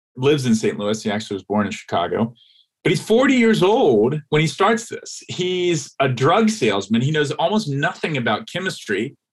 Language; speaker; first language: English; native; English